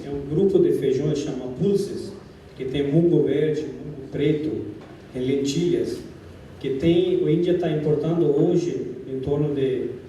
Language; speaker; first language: Portuguese; non-native, fluent; English